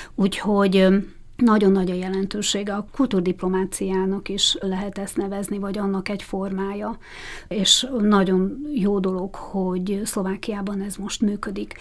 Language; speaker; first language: Hungarian; native; Hungarian